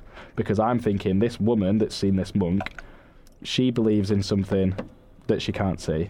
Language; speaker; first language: English; native; English